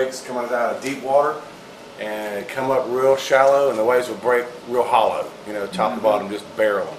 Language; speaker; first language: English; native; English